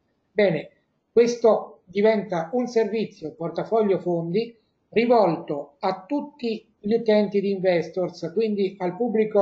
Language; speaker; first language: Italian; native; Italian